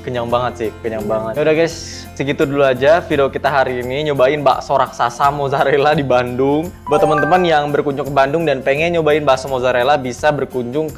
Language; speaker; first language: Indonesian; native; Indonesian